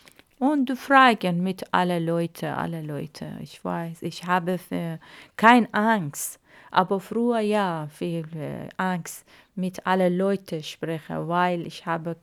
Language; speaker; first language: German; non-native, learner; Arabic